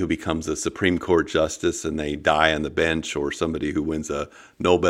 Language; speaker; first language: English; native; English